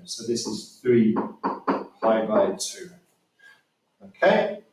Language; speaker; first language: English; native; English